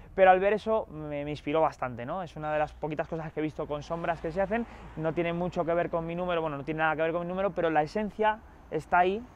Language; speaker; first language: Spanish; native; Spanish